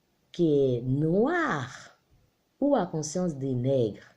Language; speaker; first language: Portuguese; non-native, learner; Haitian Creole